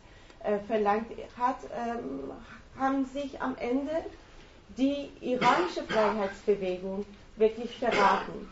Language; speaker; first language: German; non-native, fluent; Persian